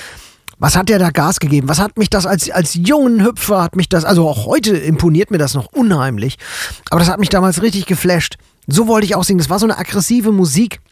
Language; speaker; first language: German; native; German